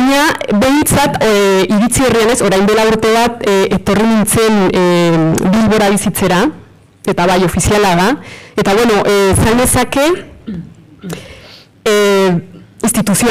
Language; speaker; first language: Basque; non-native, fluent; Spanish